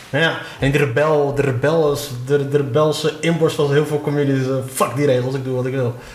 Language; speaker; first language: Dutch; early bilingual, other home language; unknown